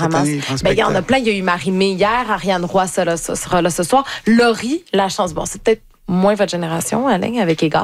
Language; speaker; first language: French; native; French